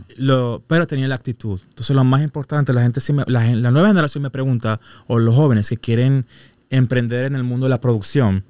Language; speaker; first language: Spanish; native; Spanish